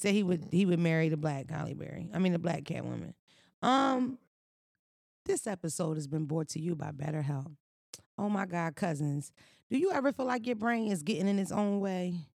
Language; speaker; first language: English; native; English